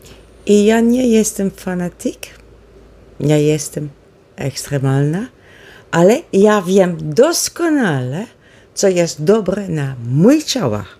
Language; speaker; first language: Polish; non-native, learner; Dutch